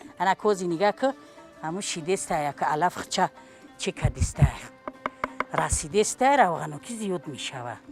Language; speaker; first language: Tajik; native; Tajik